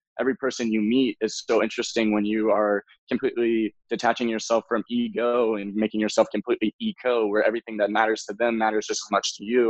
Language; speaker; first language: English; native; English